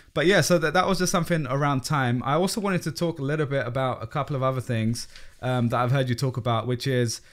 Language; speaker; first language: English; native; English